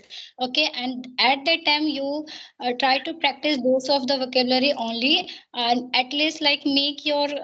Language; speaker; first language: English; non-native, learner; Hindi